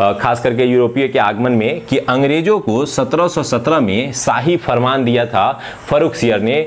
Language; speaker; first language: Hindi; non-native, local second language; Marathi